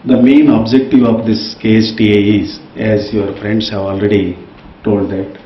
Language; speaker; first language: English; non-native, local second language; Kannada